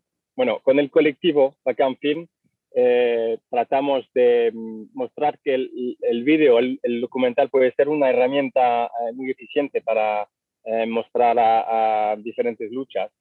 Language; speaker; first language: Spanish; non-native, fluent; French